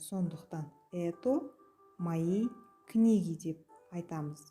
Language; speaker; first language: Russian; non-native, local second language; Kazakh